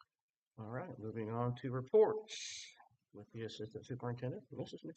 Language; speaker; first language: English; native; English